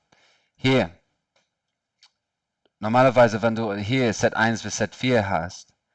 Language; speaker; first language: German; non-native, learner; English